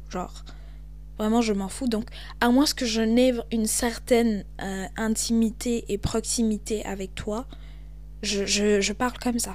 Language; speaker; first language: French; native; French